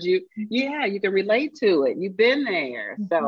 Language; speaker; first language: English; native; English